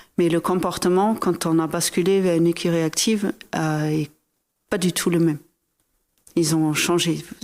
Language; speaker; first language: French; non-native, fluent; German